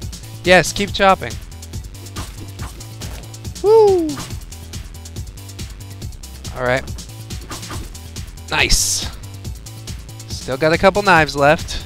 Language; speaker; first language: English; native; English